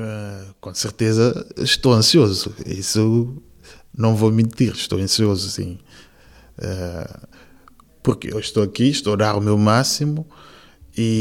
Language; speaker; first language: Portuguese; non-native, local second language; Kabuverdianu